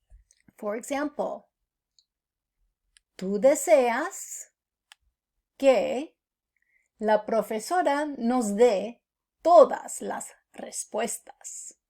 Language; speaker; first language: Spanish; non-native, fluent; English